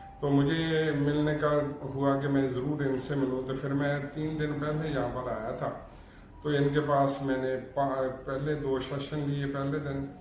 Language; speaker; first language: Urdu; non-native, local second language; Punjabi